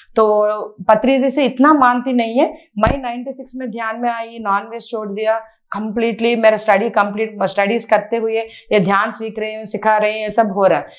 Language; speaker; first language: Hindi; non-native, local second language; Telugu